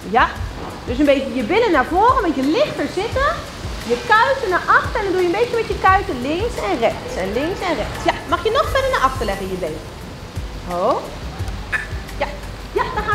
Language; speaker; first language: Dutch; native; Dutch